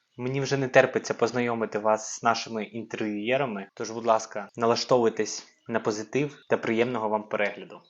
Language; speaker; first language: Ukrainian; native; Ukrainian